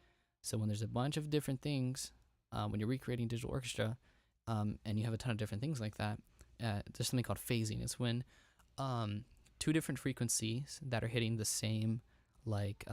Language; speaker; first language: English; native; English